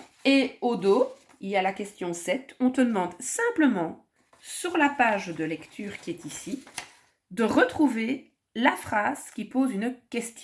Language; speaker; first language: French; native; French